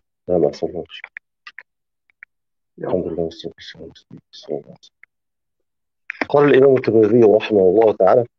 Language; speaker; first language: Arabic; native; Arabic